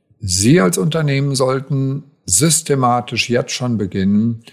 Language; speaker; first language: German; native; German